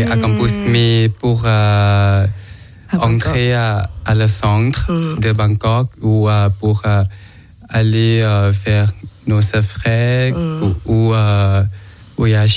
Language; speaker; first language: French; non-native, learner; Thai